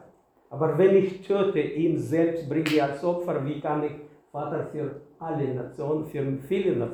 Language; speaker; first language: German; non-native, learner; Russian